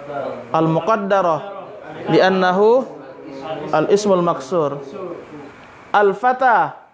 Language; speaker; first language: Arabic; non-native, fluent; Indonesian